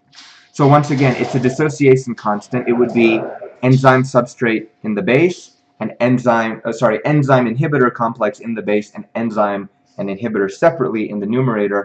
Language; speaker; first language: English; native; English